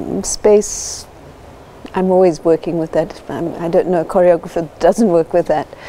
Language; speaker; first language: English; native; English